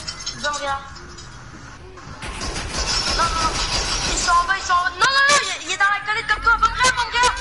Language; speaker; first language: French; native; French